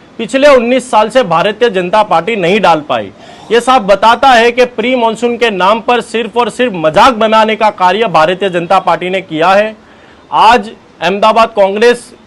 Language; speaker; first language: Hindi; non-native, local second language; Gujarati